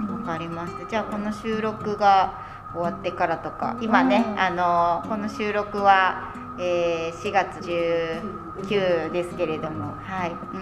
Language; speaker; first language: Japanese; native; Japanese